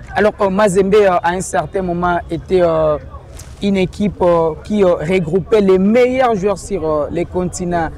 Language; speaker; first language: French; non-native, local second language; Swahili